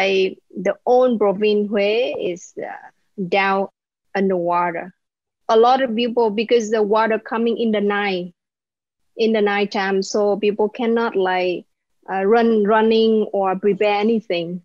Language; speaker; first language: English; non-native, learner; Vietnamese